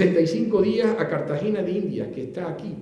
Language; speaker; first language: Spanish; native; Spanish